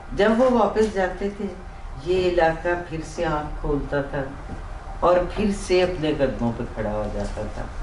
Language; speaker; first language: Urdu; non-native, local second language; Punjabi